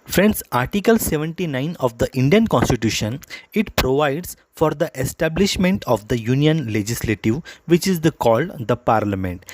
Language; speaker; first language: English; non-native, local second language; Marathi